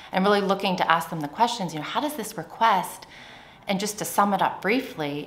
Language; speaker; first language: English; native; English